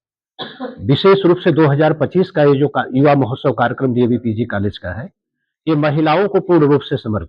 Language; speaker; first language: Hindi; native; Hindi